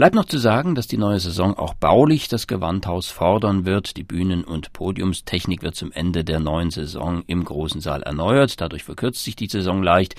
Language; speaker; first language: German; native; German